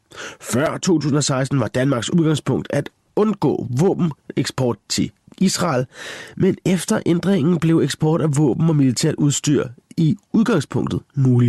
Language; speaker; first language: Danish; native; Danish